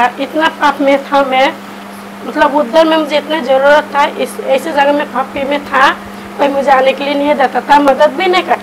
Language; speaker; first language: Hindi; non-native, local second language; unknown